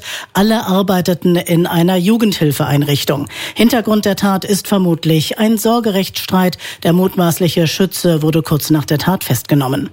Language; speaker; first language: German; native; German